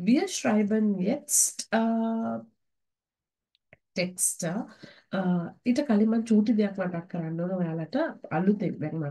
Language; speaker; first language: German; non-native, fluent; Sinhala